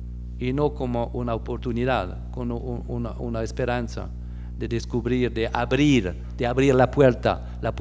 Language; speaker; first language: Spanish; non-native, fluent; French